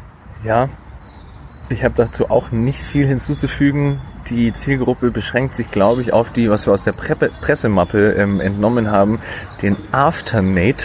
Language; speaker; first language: German; native; German